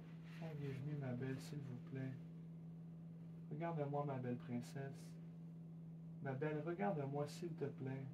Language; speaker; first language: French; non-native, learner; English